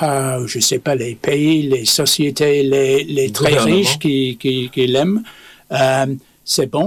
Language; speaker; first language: French; non-native, fluent; English